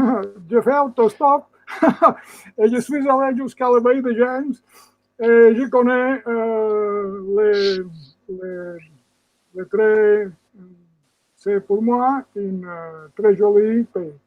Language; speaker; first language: French; non-native, fluent; Spanish